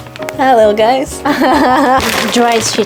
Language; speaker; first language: English; non-native, learner; Japanese